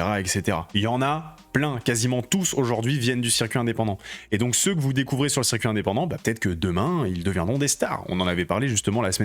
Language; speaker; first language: French; native; French